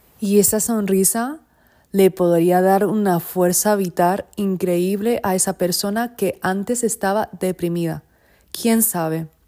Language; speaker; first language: Spanish; non-native, fluent; Japanese